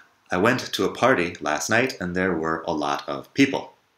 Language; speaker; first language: English; native; English